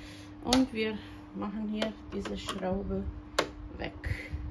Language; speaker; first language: German; non-native, fluent; Croatian